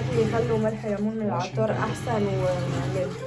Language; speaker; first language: Arabic; native; Arabic